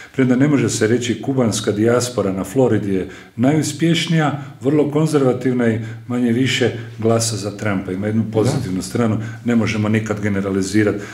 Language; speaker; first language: Croatian; native; Croatian